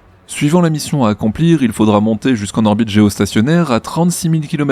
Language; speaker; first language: French; native; French